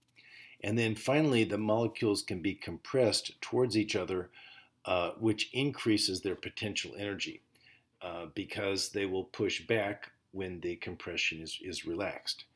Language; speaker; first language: English; native; English